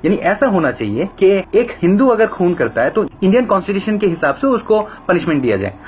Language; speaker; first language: Hindi; non-native, fluent; Bangla